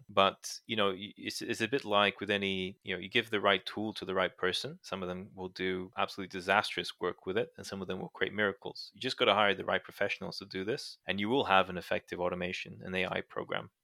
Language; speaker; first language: English; non-native, fluent; Portuguese